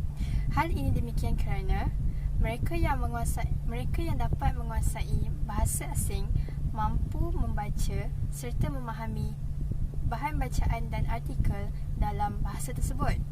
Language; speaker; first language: Malay; native; Malay